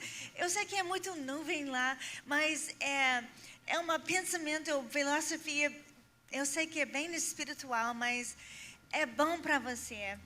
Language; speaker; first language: Portuguese; non-native, fluent; English